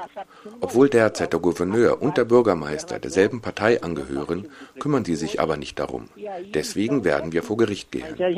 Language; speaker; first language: German; native; German